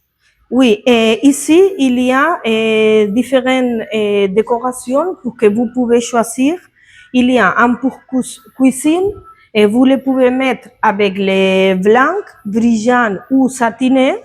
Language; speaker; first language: French; non-native, fluent; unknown